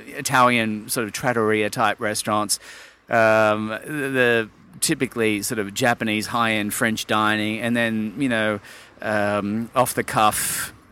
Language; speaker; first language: English; native; English